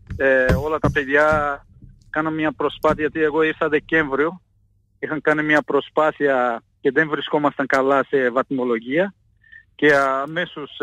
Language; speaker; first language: Greek; non-native, fluent; Portuguese